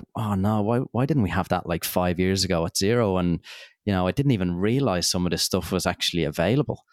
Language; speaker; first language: English; native; English